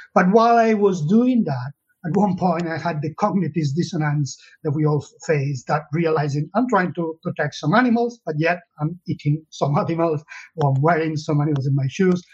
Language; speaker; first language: English; non-native, fluent; Spanish